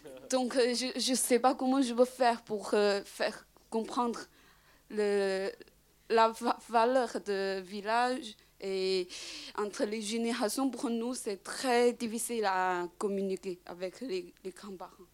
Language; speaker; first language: French; non-native, fluent; Chinese